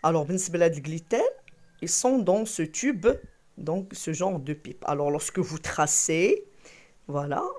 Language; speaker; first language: French; non-native, local second language; Arabic